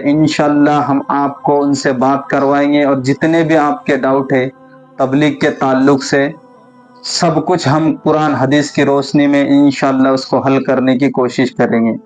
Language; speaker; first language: Urdu; native; Urdu